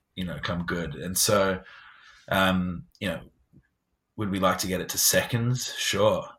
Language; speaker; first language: English; native; English